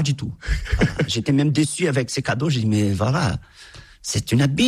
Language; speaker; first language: French; non-native, fluent; Portuguese